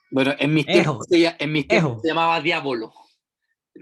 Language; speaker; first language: Spanish; native; Spanish